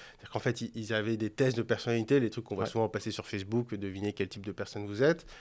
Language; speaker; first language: French; native; French